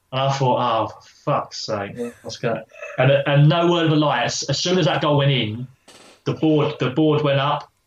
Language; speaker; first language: English; native; English